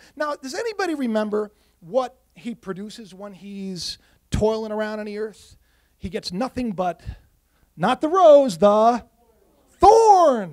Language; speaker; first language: English; native; English